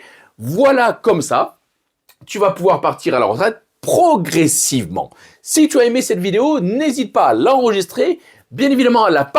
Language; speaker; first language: French; native; French